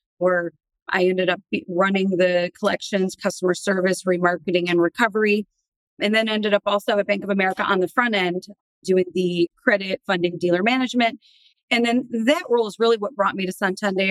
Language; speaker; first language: English; native; English